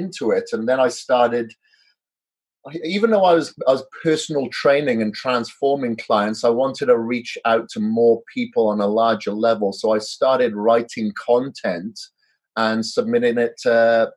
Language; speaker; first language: English; native; English